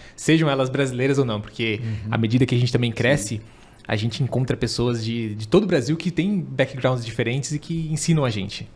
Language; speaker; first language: Portuguese; native; Portuguese